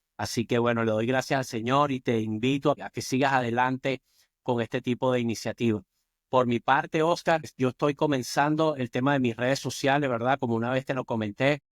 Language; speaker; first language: Spanish; native; Spanish